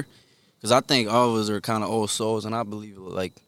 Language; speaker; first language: English; early bilingual, other home language; Korean